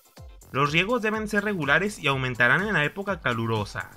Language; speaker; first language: Spanish; native; Spanish